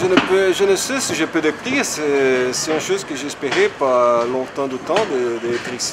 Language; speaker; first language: French; non-native, fluent; Portuguese